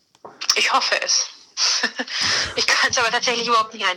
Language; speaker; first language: German; native; German